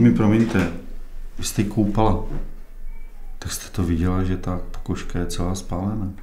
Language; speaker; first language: Czech; native; Czech